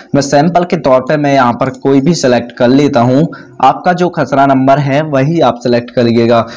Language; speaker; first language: Hindi; native; Hindi